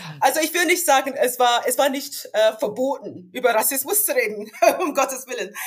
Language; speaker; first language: German; non-native, fluent; English